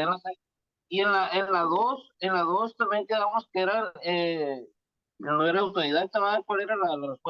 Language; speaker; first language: Spanish; native; Spanish